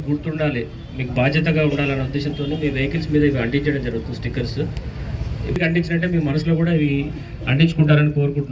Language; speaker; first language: Telugu; native; Telugu